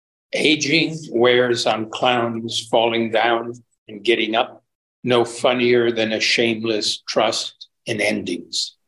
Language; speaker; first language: English; native; English